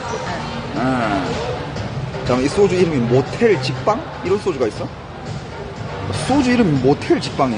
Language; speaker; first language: Korean; native; Korean